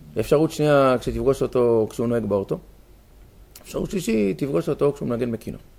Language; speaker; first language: Hebrew; native; Hebrew